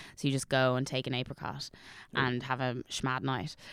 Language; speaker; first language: English; native; English